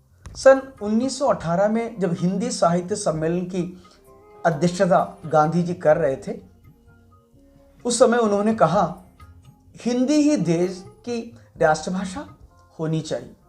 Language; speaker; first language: Hindi; non-native, local second language; Malayalam